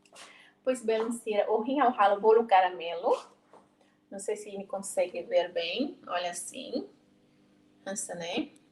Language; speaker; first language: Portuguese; non-native, local second language; Tetum